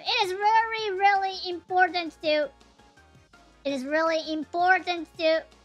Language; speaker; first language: English; non-native, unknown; Japanese